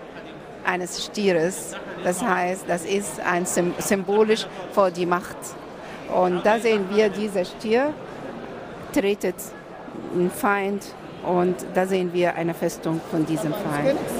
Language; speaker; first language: German; non-native, fluent; Arabic